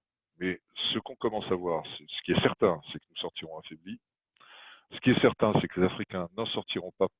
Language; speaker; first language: French; native; French